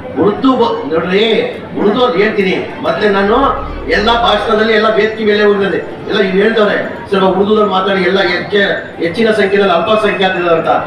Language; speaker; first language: Kannada; non-native, local second language; Urdu